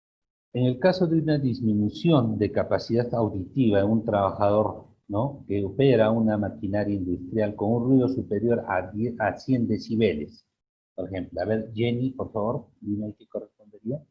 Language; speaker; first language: Spanish; native; Spanish